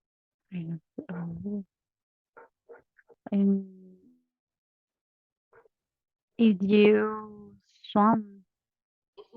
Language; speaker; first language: English; non-native, learner; Spanish